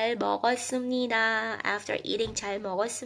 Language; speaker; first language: Korean; non-native, fluent; Filipino